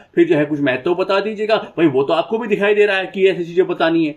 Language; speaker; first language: Hindi; native; Hindi